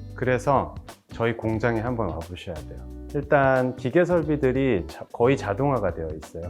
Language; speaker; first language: Korean; native; Korean